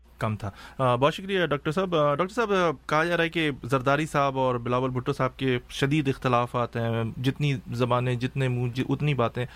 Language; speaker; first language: Urdu; native; Urdu